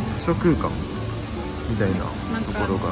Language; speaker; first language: Japanese; native; Japanese